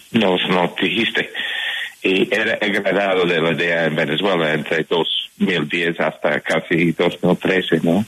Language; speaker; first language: Spanish; non-native, fluent; English